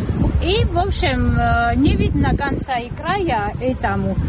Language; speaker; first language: Russian; non-native, local second language; Georgian